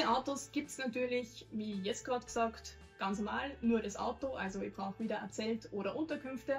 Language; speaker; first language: German; native; German